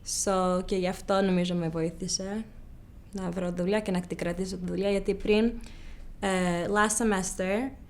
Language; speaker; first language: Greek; early bilingual, heritage; Greek